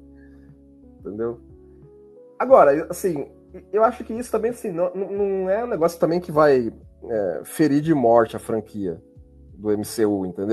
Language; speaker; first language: Portuguese; native; Portuguese